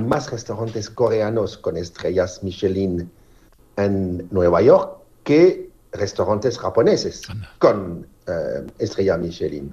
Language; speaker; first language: Spanish; non-native, learner; French